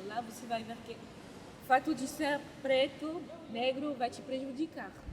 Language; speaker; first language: Portuguese; non-native, fluent; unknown